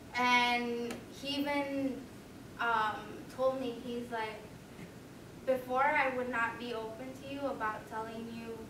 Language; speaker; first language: English; native; English